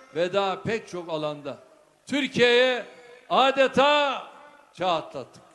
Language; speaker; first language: Turkish; native; Turkish